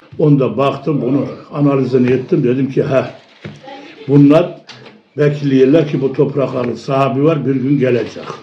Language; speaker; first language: Turkish; early bilingual, heritage; Turkish